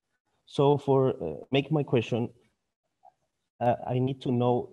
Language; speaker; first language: English; non-native, learner; Spanish